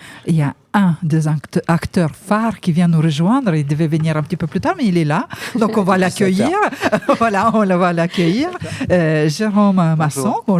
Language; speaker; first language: French; native; French